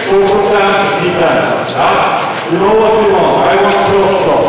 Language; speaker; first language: Polish; non-native, learner; Swedish